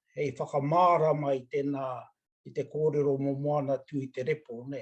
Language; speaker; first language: Māori; native; Māori